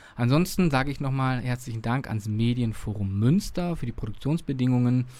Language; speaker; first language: German; native; German